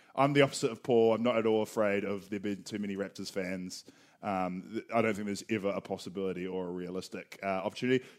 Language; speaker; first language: English; native; English